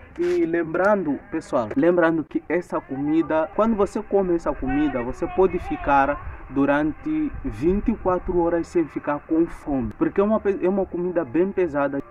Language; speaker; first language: Portuguese; non-native, local second language; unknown